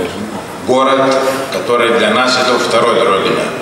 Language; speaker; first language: Russian; non-native, learner; Greek